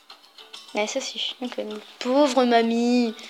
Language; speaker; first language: French; native; French